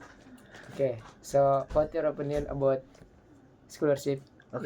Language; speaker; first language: English; non-native, learner; Indonesian